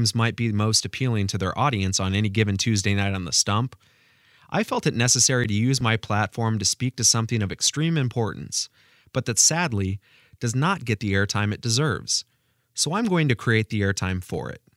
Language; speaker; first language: English; native; English